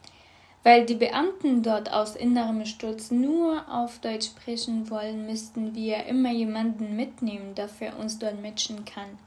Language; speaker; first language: German; non-native, fluent; Arabic